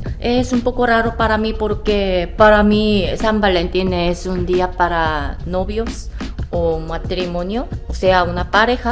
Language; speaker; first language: Spanish; non-native, fluent; Korean